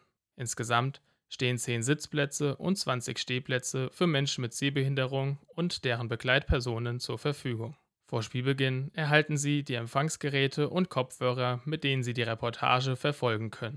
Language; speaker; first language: German; native; German